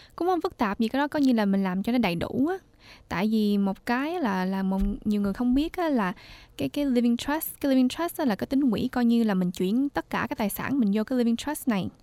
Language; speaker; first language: Vietnamese; early bilingual, heritage; Vietnamese